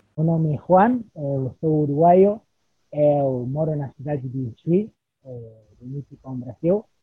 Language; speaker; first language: Portuguese; non-native, learner; Spanish